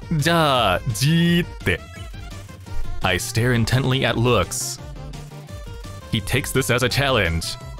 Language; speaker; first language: English; native; English